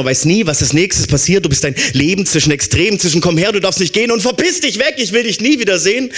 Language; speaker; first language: German; native; German